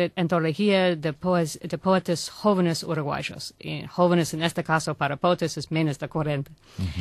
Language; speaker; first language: Spanish; non-native, learner; English